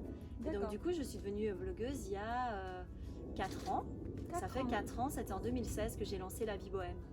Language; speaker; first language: French; native; French